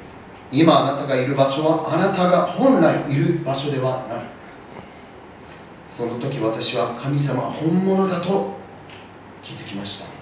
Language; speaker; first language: Japanese; early bilingual, other home language; English